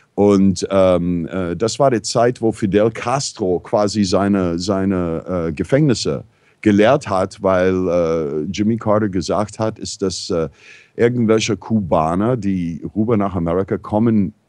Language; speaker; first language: German; non-native, fluent; English